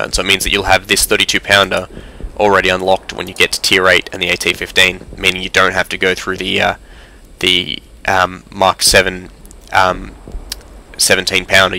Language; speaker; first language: English; native; English